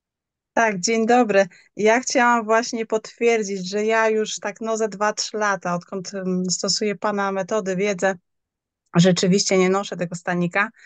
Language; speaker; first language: Polish; native; Polish